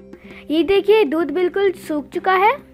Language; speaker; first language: Hindi; native; Hindi